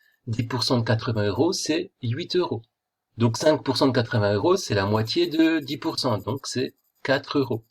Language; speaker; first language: French; native; French